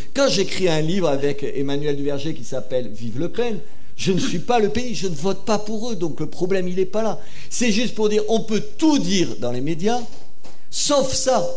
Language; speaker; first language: French; native; French